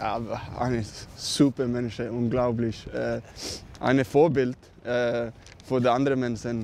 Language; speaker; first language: Dutch; non-native, fluent; Swedish